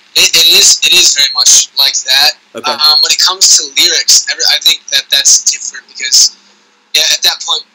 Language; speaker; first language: English; native; English